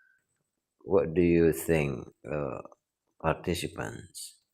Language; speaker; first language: English; non-native, learner; Indonesian